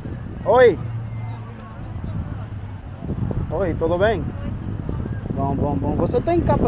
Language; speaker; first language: Portuguese; non-native, learner; English